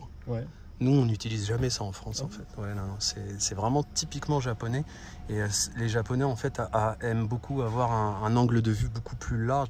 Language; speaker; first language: French; native; French